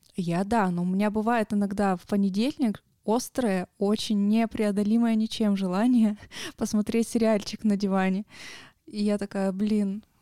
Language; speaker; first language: Russian; native; Russian